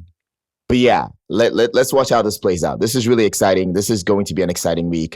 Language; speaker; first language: English; native; English